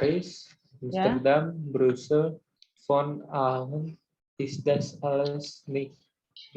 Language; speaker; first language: German; non-native, learner; Indonesian